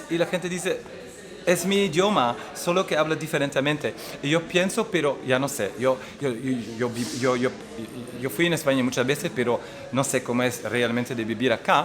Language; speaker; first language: Spanish; non-native, fluent; Dutch